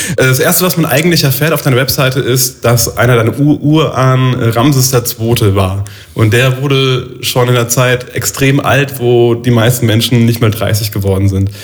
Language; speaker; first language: German; native; German